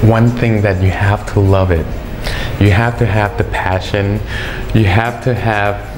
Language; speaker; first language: English; early bilingual, other home language; Thai